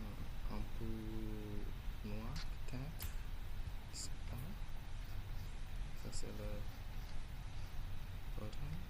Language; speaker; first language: French; non-native, learner; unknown